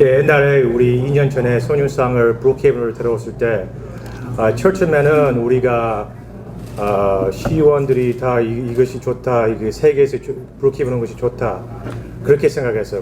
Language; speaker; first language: Korean; early bilingual, heritage; Korean